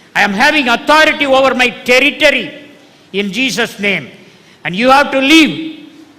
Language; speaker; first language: English; non-native, local second language; Tamil